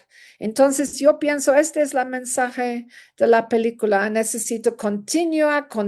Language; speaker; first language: Spanish; non-native, learner; English